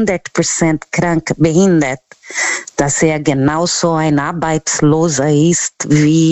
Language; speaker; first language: German; non-native, learner; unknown